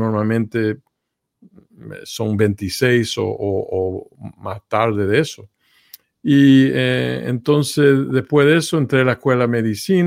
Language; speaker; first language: Spanish; early bilingual, heritage; Spanish